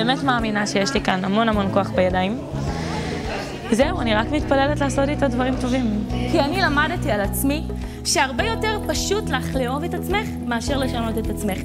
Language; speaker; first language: Hebrew; native; Hebrew